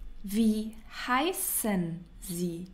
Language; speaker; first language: German; non-native, fluent; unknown